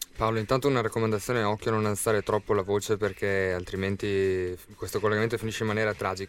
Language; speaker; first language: Italian; native; Italian